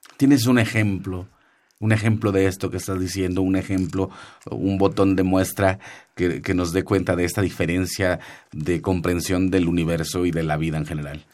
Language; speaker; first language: Spanish; non-native, local second language; Nahuatl languages